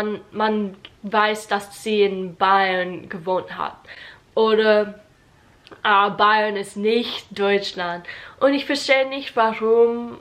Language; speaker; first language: German; non-native, learner; English